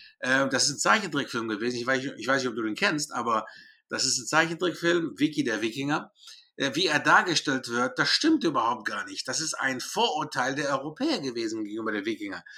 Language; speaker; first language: German; early bilingual, other home language; Greek